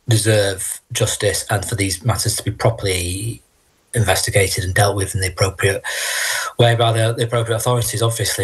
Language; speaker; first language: English; native; English